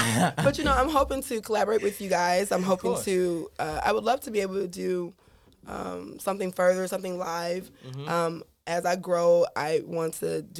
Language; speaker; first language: English; native; English